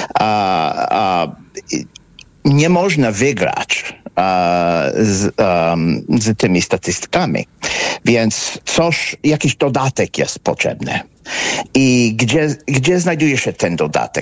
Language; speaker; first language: Polish; non-native, fluent; English